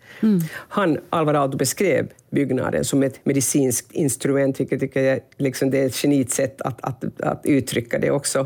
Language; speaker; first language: Swedish; non-native, local second language; Finnish